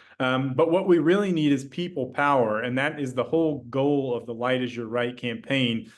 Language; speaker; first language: English; native; English